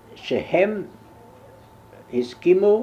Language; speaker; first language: Hebrew; non-native, fluent; German